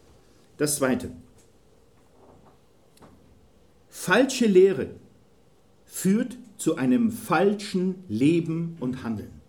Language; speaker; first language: German; native; German